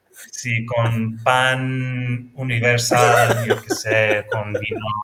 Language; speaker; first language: Spanish; non-native, fluent; English